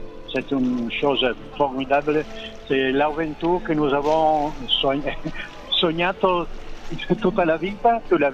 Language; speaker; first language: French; non-native, learner; Italian